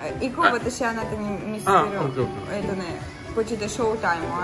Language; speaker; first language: Japanese; non-native, learner; Russian